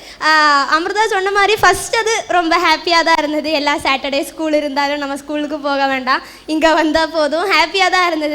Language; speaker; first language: Tamil; non-native, local second language; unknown